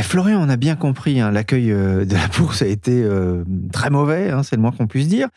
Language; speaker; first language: French; native; French